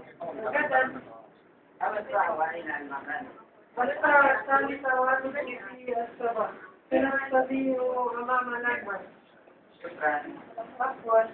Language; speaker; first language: Arabic; non-native, learner; Filipino